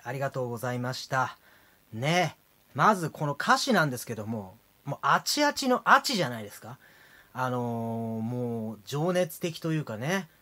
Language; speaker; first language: Japanese; native; Japanese